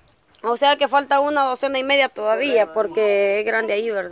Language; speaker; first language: Spanish; native; Spanish